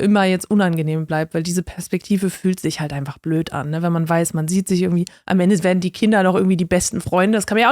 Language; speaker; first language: German; native; German